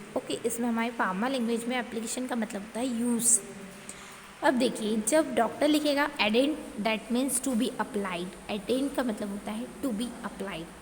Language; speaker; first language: Hindi; native; Hindi